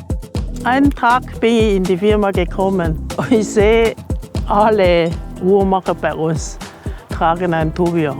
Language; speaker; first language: German; non-native, learner; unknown